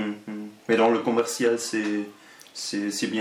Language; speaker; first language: French; non-native, local second language; German